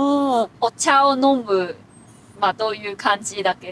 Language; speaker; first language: Japanese; non-native, fluent; Cantonese